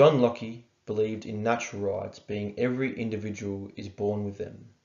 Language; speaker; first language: English; native; English